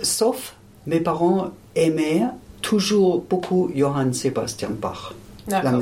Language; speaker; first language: French; non-native, fluent; German